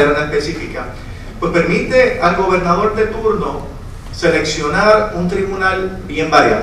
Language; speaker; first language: Spanish; native; Spanish